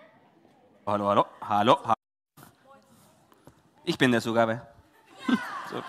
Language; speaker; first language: German; non-native, learner; Spanish